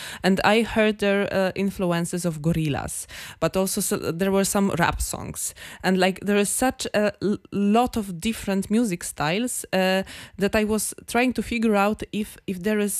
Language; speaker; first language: English; non-native, fluent; Polish